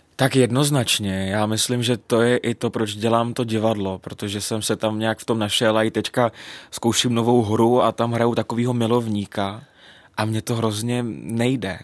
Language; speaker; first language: Czech; native; Czech